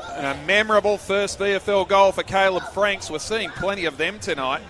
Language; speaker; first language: English; native; English